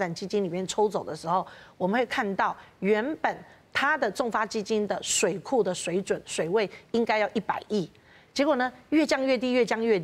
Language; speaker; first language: Chinese; native; Chinese